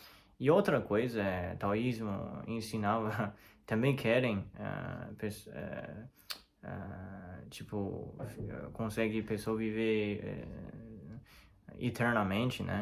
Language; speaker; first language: Portuguese; non-native, learner; Chinese